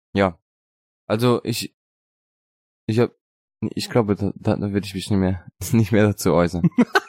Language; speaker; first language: German; non-native, fluent; Italian